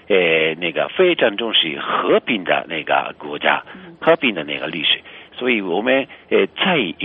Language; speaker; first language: Chinese; non-native, fluent; Japanese